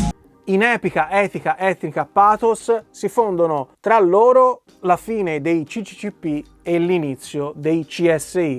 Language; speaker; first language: Italian; native; Italian